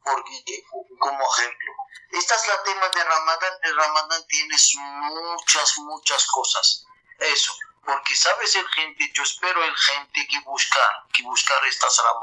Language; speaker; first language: Spanish; non-native, learner; Arabic